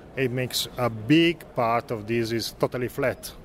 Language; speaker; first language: English; non-native, learner; Italian